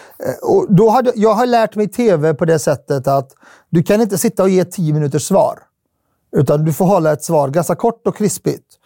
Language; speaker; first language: Swedish; early bilingual, other home language; Arabic